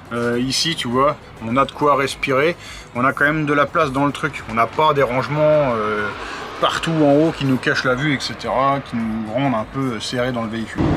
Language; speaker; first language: French; native; French